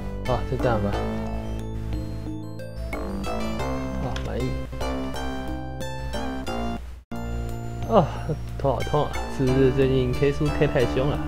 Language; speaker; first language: Chinese; native; Chinese